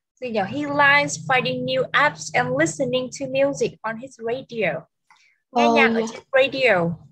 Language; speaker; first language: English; non-native, fluent; Vietnamese